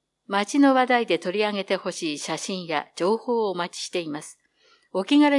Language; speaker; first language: Japanese; native; Japanese